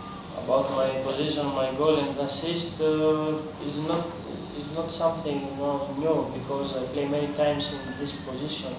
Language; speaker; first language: English; non-native, learner; Greek